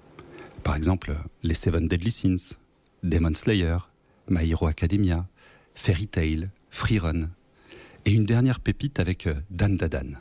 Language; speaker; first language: French; native; French